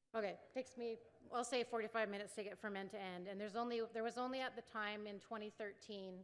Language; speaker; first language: English; native; English